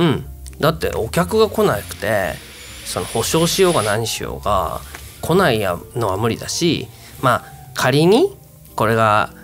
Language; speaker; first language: Japanese; native; Japanese